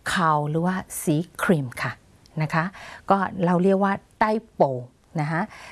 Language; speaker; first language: Thai; non-native, fluent; Burmese